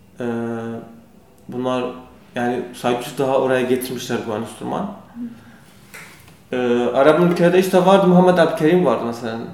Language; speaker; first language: Turkish; non-native, learner; Kurdish